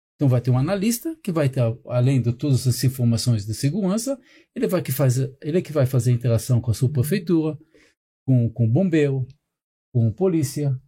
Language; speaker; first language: Portuguese; non-native, fluent; Hebrew